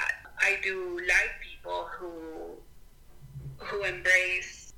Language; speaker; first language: English; non-native, fluent; Spanish